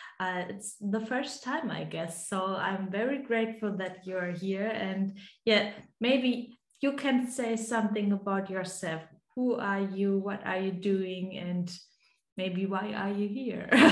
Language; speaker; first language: English; non-native, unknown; German